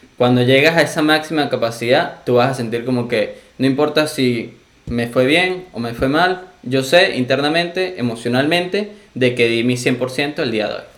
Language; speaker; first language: Spanish; native; Spanish